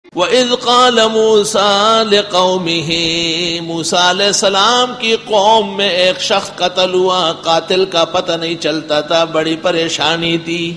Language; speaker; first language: Urdu; non-native, local second language; Pashto